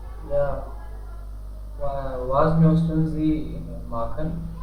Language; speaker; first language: German; non-native, learner; Hindi